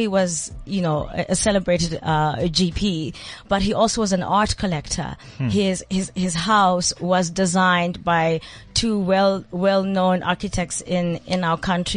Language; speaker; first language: English; non-native, local second language; Zulu